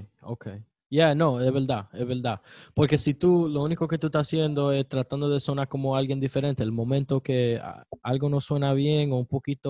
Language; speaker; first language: Spanish; early bilingual, heritage; Spanish